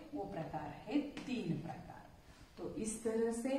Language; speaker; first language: Hindi; non-native, local second language; Marathi